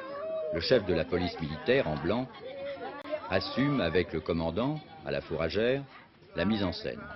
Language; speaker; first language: French; native; French